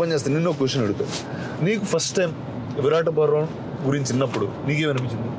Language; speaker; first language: Telugu; native; Telugu